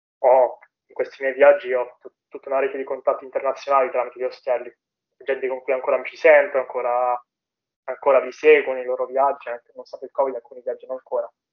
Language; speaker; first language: Italian; native; Italian